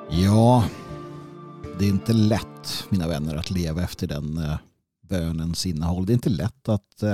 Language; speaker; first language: Swedish; native; Swedish